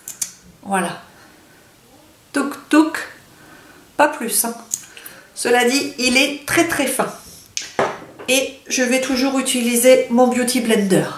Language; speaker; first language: French; native; French